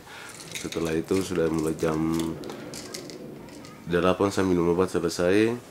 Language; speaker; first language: Indonesian; non-native, local second language; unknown